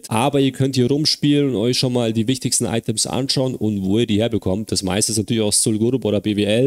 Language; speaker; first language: German; native; German